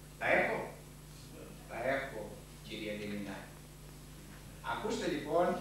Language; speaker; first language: Greek; native; Greek